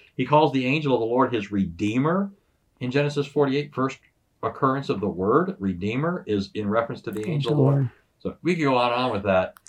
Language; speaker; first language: English; native; English